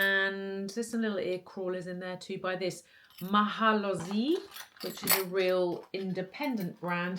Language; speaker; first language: English; native; English